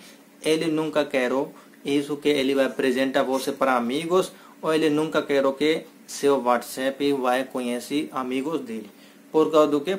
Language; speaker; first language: Portuguese; non-native, learner; Hindi